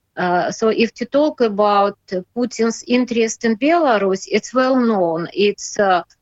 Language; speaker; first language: English; non-native, learner; Russian